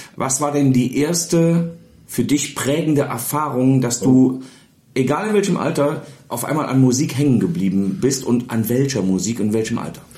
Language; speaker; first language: German; native; German